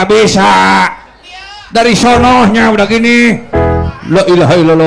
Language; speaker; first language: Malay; non-native, local second language; Sundanese